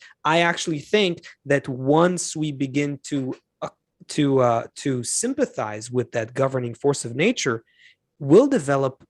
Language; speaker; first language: English; non-native, fluent; Hebrew